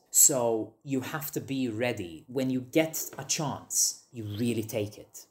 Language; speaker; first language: English; non-native, fluent; Maltese